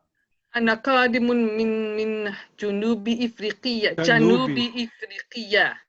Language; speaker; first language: Arabic; non-native, learner; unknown